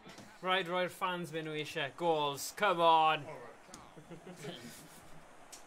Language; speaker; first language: Welsh; native; Welsh